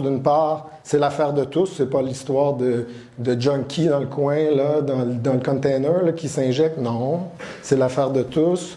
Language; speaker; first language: French; native; French